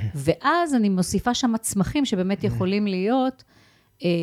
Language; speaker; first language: Hebrew; non-native, fluent; Russian